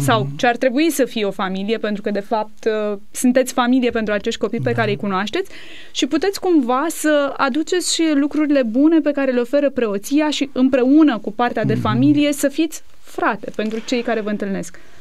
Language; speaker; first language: Romanian; native; Romanian